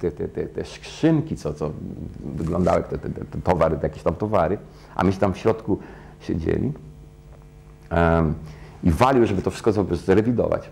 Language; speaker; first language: Polish; early bilingual, heritage; Polish